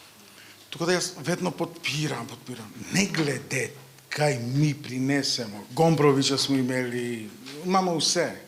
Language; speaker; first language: Slovenian; non-native, fluent; Macedonian